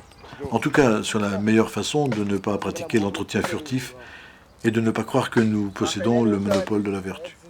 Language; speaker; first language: French; native; French